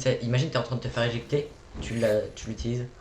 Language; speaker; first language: French; native; French